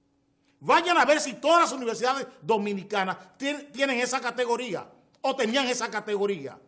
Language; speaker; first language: Spanish; native; Spanish